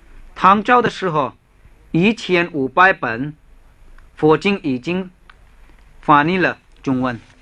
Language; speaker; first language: Chinese; non-native, fluent; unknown